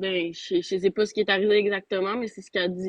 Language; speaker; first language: French; native; French